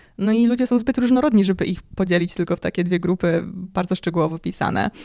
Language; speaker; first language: Polish; native; Polish